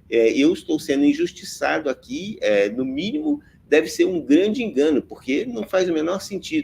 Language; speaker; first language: Portuguese; native; Portuguese